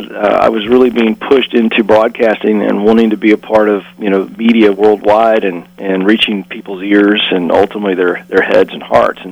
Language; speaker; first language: English; native; English